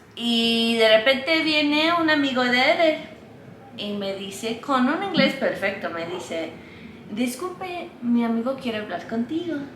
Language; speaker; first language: Spanish; non-native, fluent; English